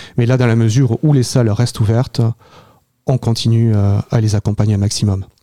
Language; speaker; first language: French; native; French